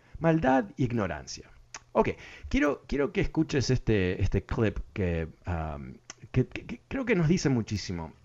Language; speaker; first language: Spanish; early bilingual, other home language; English